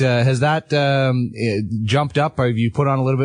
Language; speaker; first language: English; native; English